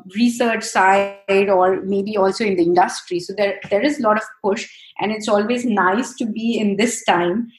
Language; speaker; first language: English; non-native, local second language; Hindi